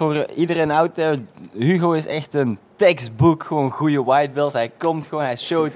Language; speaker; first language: Dutch; native; Dutch